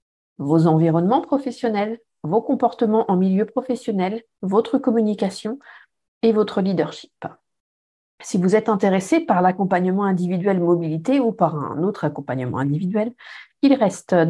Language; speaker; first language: French; native; French